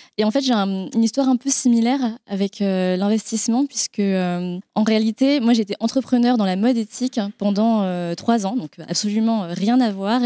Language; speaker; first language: French; native; French